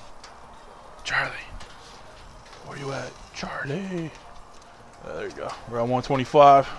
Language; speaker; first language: English; native; English